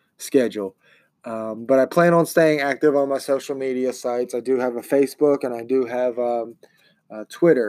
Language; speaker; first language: English; native; English